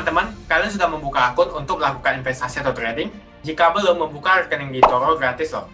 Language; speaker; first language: Indonesian; native; Indonesian